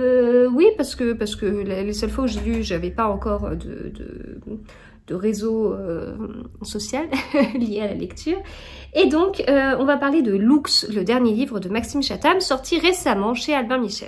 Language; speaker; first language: French; native; French